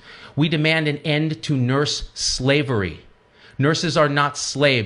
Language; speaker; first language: English; native; English